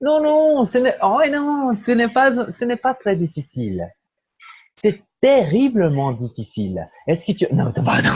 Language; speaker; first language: French; non-native, fluent; Portuguese